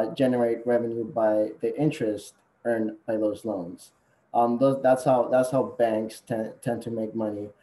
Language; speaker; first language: English; non-native, fluent; Spanish